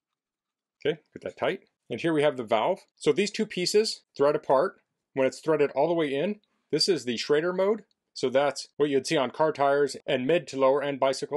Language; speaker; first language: English; native; English